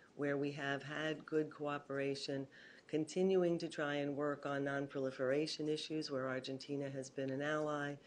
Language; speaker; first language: English; native; English